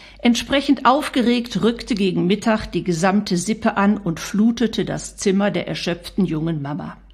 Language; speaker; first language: German; native; German